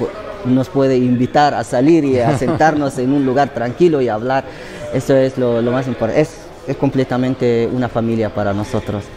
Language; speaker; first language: Spanish; non-native, fluent; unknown